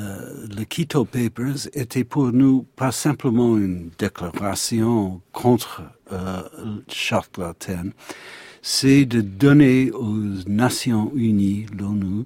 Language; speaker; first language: French; non-native, learner; English